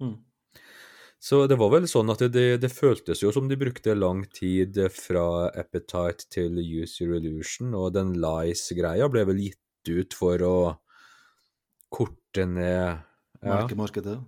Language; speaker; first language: Norwegian; native; Norwegian